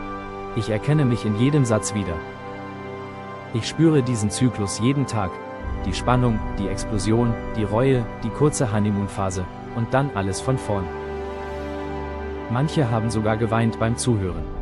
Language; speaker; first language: German; native; German